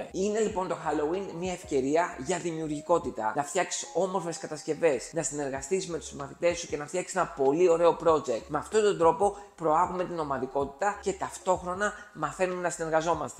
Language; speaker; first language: Greek; native; Greek